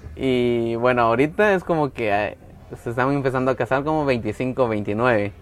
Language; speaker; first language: Spanish; native; Spanish